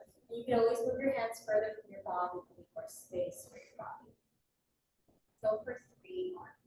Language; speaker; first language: English; native; English